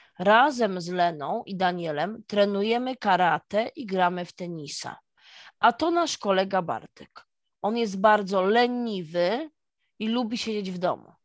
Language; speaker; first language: Polish; native; Polish